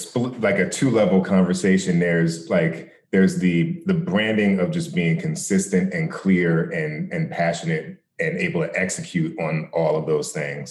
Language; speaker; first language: English; native; English